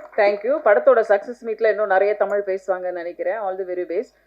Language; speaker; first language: Tamil; native; Tamil